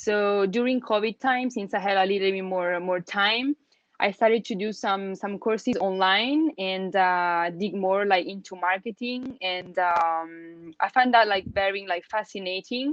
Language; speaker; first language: English; non-native, fluent; Italian